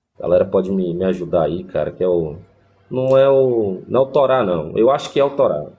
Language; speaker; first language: Portuguese; native; Portuguese